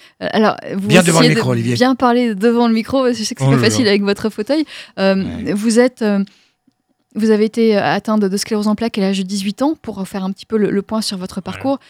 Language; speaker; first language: French; native; French